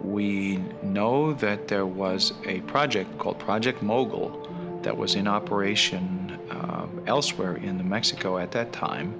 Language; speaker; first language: English; native; English